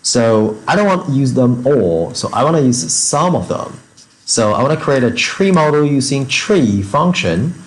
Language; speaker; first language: English; non-native, fluent; Chinese